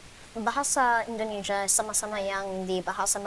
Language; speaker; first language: Indonesian; non-native, learner; English